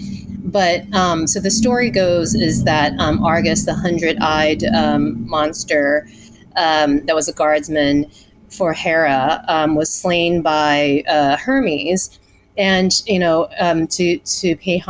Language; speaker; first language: English; early bilingual, other home language; Chinese